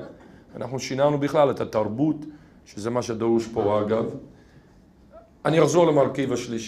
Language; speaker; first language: Hebrew; non-native, fluent; English